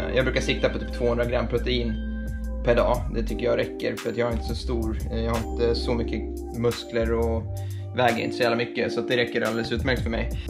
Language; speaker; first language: Swedish; early bilingual, other home language; Estonian